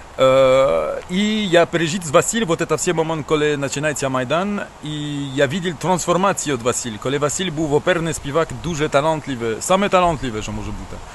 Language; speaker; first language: Ukrainian; non-native, learner; French